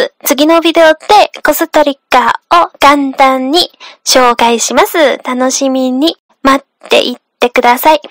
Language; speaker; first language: Japanese; non-native, learner; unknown